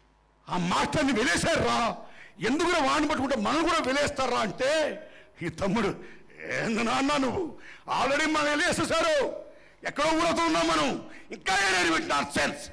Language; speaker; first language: Telugu; native; Telugu